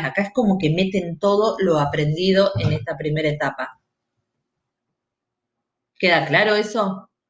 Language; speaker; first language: Spanish; native; Spanish